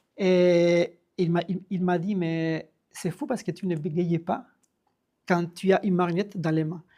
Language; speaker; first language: French; non-native, fluent; Spanish